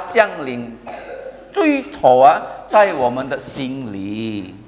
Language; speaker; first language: Chinese; early bilingual, heritage; Chinese